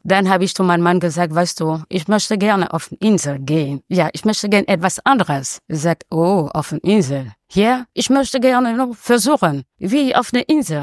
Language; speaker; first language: German; non-native, learner; French